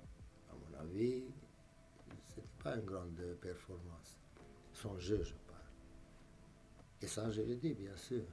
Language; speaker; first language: French; non-native, fluent; Romanian